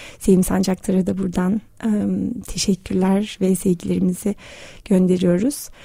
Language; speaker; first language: Turkish; native; Turkish